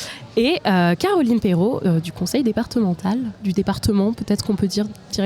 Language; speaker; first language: French; native; French